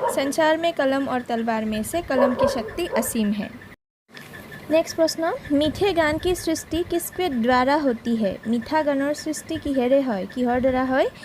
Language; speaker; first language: Hindi; non-native, local second language; Assamese